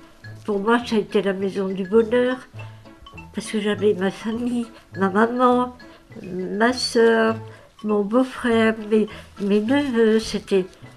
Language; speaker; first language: French; native; French